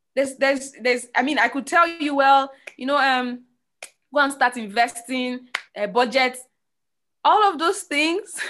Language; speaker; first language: English; non-native, local second language; Igbo